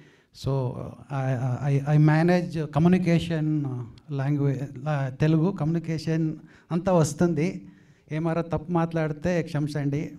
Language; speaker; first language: Telugu; non-native, learner; Kannada